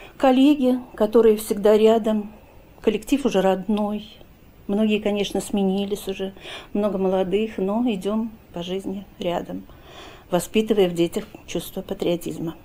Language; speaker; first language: Russian; native; Russian